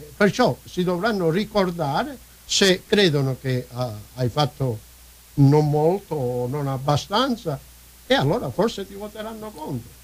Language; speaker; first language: Italian; early bilingual, heritage; Italian